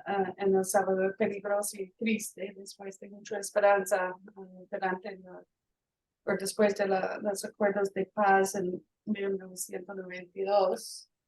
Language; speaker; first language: Spanish; non-native, fluent; English